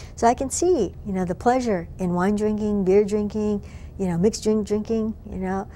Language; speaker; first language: English; native; English